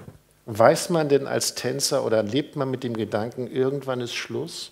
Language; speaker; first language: German; native; German